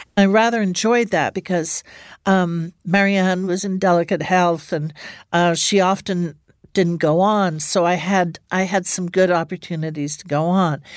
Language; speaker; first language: English; native; English